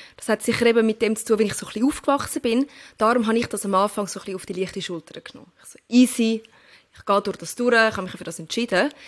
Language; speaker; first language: German; early bilingual, other home language; Turkish